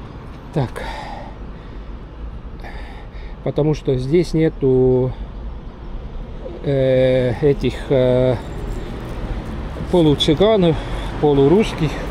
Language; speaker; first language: Russian; non-native, learner; Estonian